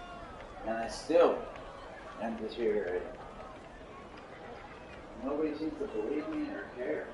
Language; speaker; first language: English; native; English